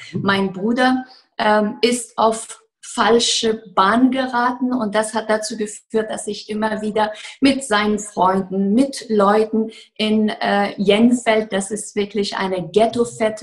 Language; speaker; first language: German; non-native, fluent; Persian